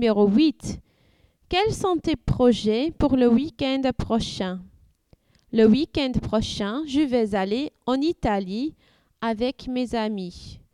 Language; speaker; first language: French; non-native, learner; English